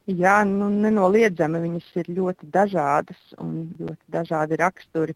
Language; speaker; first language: Latvian; native; Latvian